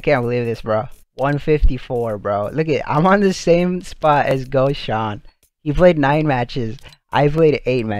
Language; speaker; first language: English; native; English